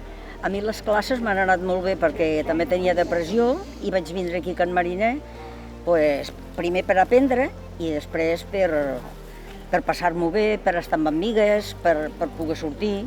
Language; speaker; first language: Catalan; non-native, local second language; Spanish